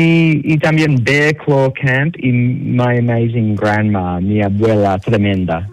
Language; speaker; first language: Spanish; non-native, learner; English